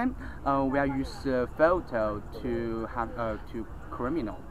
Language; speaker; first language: English; non-native, learner; Chinese